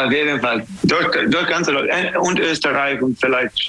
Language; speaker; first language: German; non-native, learner; English